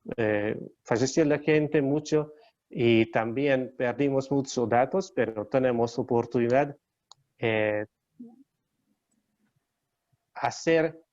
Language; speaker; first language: Spanish; non-native, learner; Hungarian